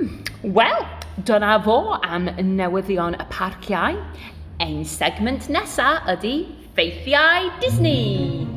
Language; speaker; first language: Welsh; non-native, learner; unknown